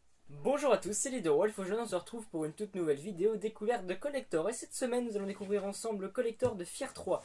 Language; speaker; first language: French; native; French